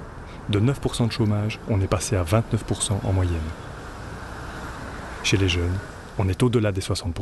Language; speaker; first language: French; native; French